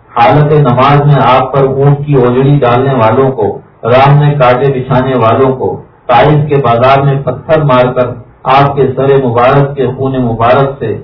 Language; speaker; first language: Urdu; native; Urdu